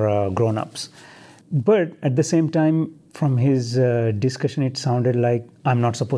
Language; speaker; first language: English; non-native, local second language; Marathi